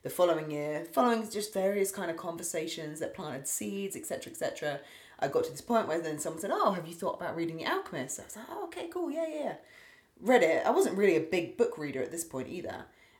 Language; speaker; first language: English; native; English